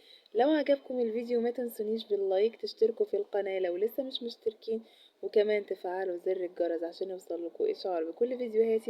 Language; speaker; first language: Arabic; native; Arabic